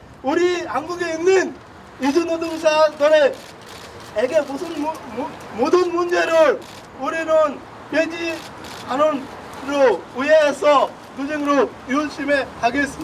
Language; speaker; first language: Korean; non-native, learner; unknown